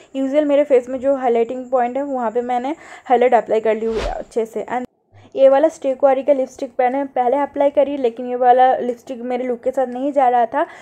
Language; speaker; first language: Hindi; non-native, local second language; Bangla